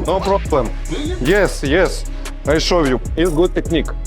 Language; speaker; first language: English; non-native, learner; Russian